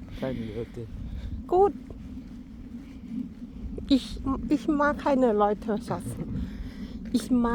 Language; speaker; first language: German; non-native, learner; Thai